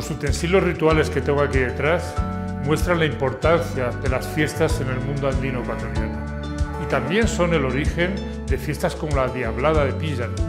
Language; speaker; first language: Spanish; native; Spanish